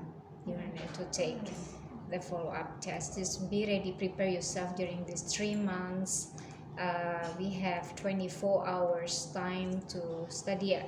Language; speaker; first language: English; non-native, fluent; Indonesian